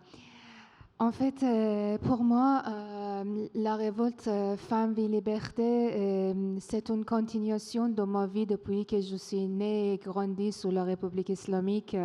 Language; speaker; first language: French; non-native, fluent; Persian